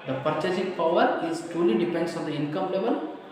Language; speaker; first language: English; non-native, local second language; Kannada